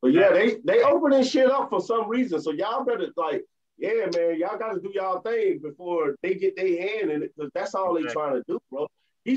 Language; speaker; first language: English; native; English